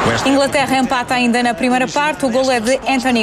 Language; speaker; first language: Portuguese; native; Portuguese